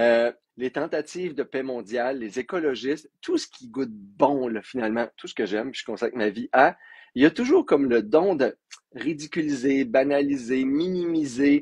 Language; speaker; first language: French; native; French